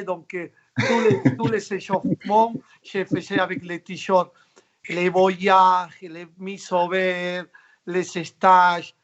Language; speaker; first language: French; non-native, fluent; Spanish